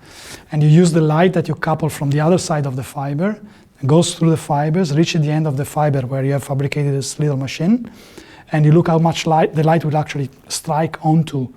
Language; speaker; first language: English; non-native, fluent; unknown